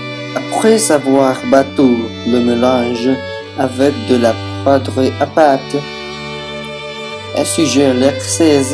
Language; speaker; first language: French; non-native, learner; Spanish